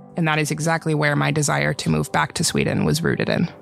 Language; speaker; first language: English; early bilingual, other home language; Swedish